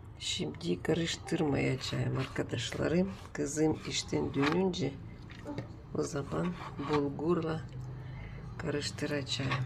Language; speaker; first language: Turkish; non-native, learner; Russian